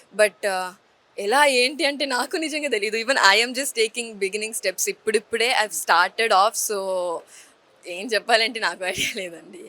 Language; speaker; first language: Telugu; native; Telugu